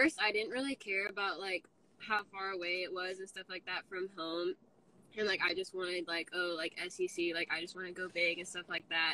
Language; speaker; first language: English; native; English